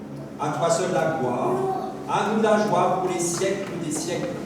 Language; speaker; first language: French; native; French